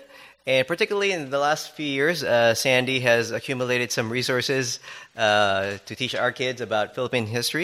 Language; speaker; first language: English; non-native, local second language; Filipino